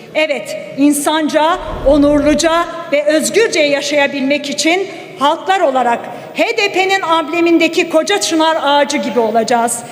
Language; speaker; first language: Turkish; native; Turkish